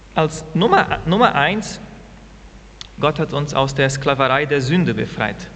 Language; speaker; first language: German; non-native, fluent; Portuguese